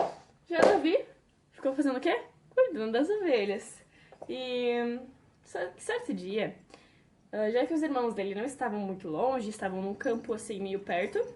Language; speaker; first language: Portuguese; native; Portuguese